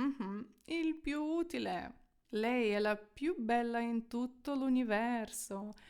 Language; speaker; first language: Italian; non-native, fluent; Ukrainian